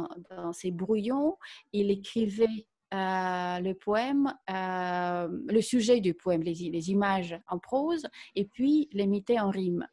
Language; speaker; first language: French; non-native, fluent; Russian